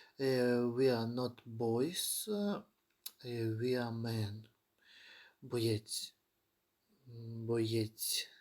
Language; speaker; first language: English; non-native, learner; Ukrainian